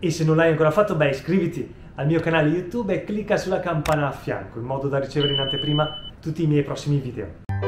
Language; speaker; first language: Italian; native; Italian